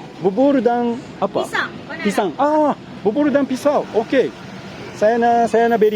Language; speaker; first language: Indonesian; non-native, learner; Japanese